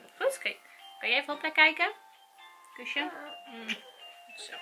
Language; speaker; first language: Dutch; native; Dutch